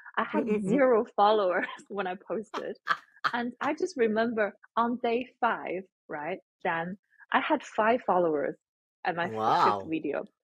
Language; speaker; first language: English; non-native, fluent; Chinese